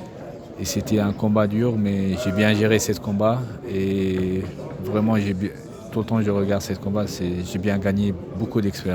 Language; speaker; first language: French; non-native, fluent; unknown